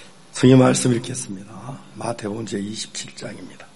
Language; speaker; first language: Korean; native; Korean